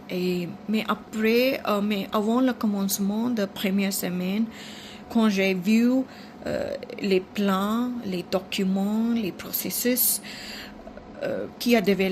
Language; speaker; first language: French; non-native, fluent; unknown